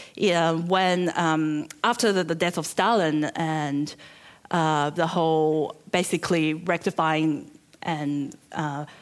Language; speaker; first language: English; early bilingual, other home language; Chinese